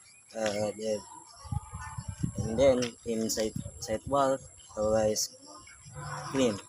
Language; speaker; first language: English; non-native, learner; Indonesian